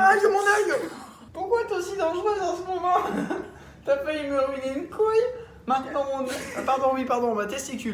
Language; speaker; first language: French; native; French